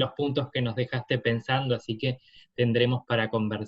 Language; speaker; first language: Spanish; native; Spanish